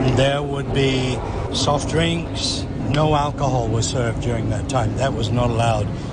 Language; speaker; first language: English; early bilingual, other home language; Swedish